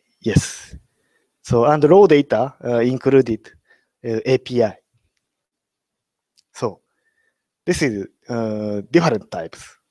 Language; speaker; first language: English; non-native, learner; Japanese